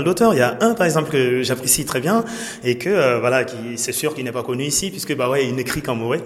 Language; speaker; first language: French; non-native, local second language; Mossi